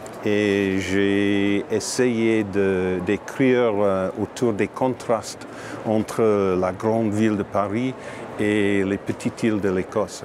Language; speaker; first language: French; non-native, learner; English